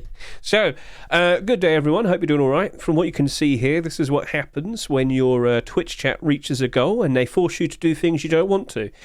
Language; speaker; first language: English; native; English